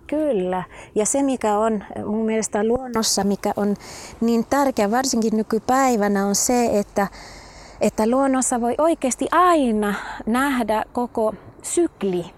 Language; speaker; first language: Finnish; non-native, fluent; Spanish